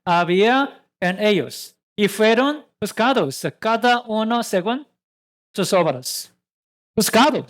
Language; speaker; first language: Spanish; non-native, learner; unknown